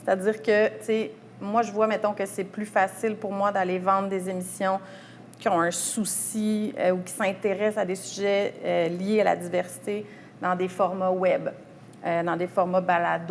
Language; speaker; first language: French; native; French